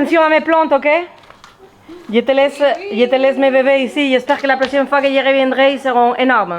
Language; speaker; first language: French; non-native, fluent; Spanish